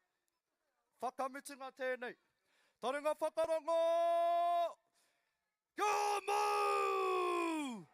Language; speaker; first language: Māori; non-native, local second language; English